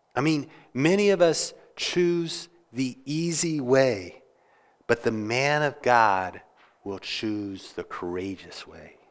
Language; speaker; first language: English; native; English